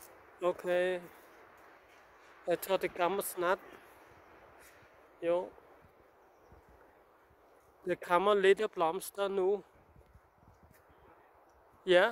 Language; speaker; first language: Danish; non-native, learner; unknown